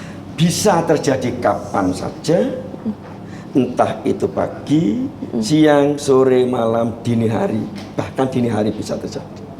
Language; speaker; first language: Indonesian; native; Indonesian